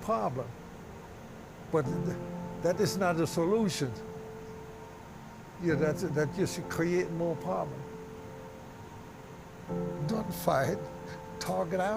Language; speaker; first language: English; non-native, fluent; German